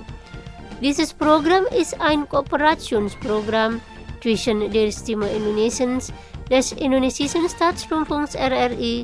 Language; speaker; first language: German; non-native, fluent; Indonesian